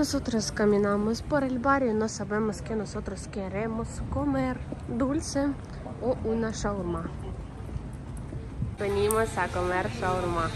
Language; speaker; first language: Spanish; non-native, learner; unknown